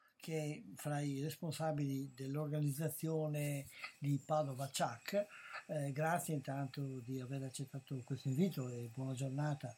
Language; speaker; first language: Italian; native; Italian